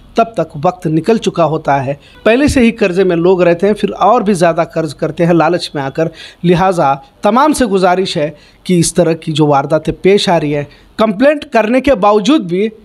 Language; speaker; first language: Hindi; non-native, local second language; Urdu